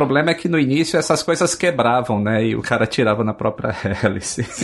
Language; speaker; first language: Portuguese; native; Portuguese